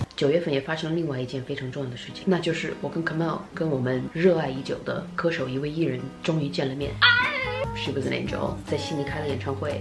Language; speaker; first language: Chinese; early bilingual, heritage; Chinese